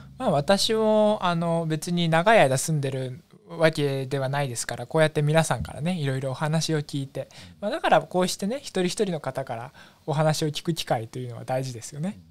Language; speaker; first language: Japanese; native; Japanese